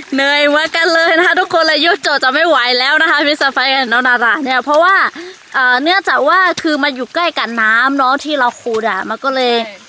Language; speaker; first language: Thai; non-native, local second language; Lahu